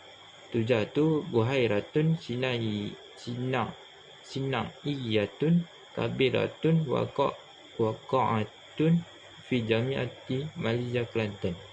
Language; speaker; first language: Arabic; non-native, learner; Malay